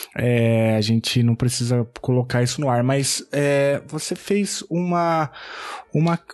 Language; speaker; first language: Portuguese; native; Portuguese